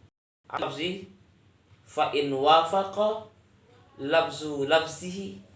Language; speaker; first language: Arabic; non-native, fluent; Indonesian